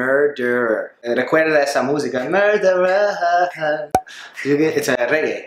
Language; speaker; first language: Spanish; non-native, learner; English